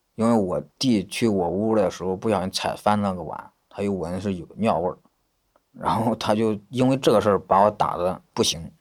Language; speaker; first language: Chinese; native; Chinese